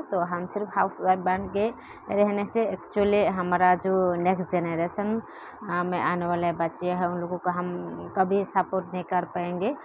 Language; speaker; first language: Hindi; non-native, local second language; Kok Borok